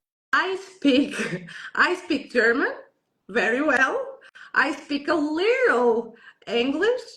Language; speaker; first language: English; non-native, learner; Portuguese